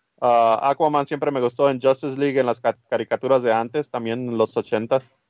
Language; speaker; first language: Spanish; early bilingual, heritage; Spanish